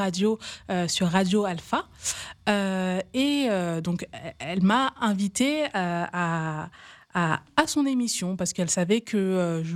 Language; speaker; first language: French; native; French